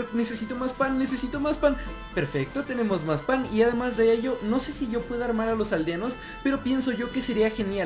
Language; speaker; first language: Spanish; native; Spanish